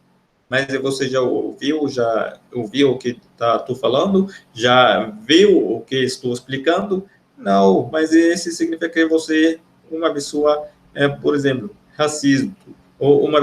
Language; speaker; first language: Portuguese; non-native, fluent; Arabic